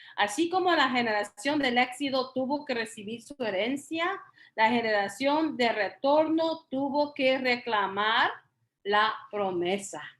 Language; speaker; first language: Spanish; early bilingual, heritage; Spanish